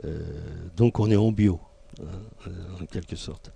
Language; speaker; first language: French; native; French